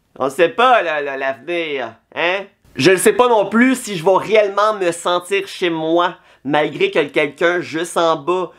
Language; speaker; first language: French; native; French